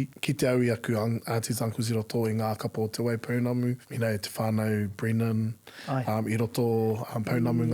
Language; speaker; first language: Māori; non-native, local second language; English